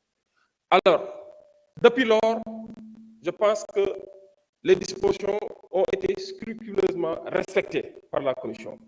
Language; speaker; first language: French; non-native, local second language; Wolof